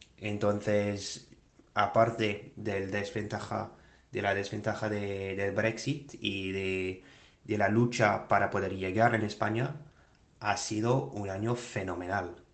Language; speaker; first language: Spanish; non-native, fluent; English